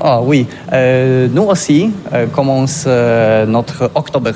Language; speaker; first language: French; non-native, learner; Polish